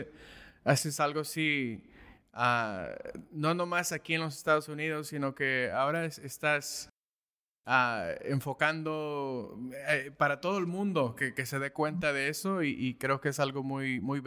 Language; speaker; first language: Spanish; early bilingual, heritage; Spanish